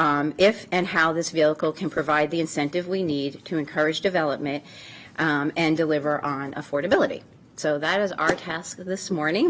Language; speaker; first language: English; native; English